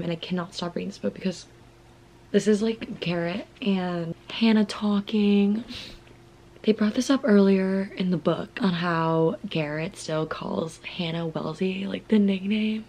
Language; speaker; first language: English; native; English